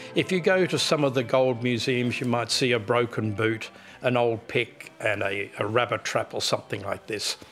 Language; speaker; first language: English; native; English